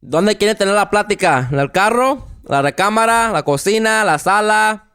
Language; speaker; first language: Spanish; early bilingual, heritage; Spanish